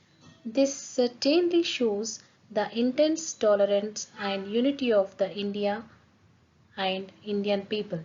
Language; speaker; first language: English; non-native, local second language; Telugu